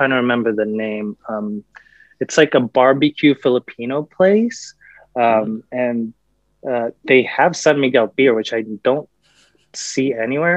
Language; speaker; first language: English; native; English